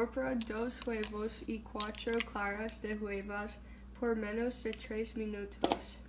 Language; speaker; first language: Spanish; non-native, learner; English